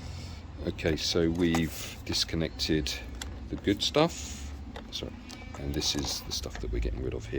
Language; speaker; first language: English; native; English